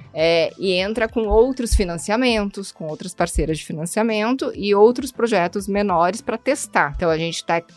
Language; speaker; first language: Portuguese; native; Portuguese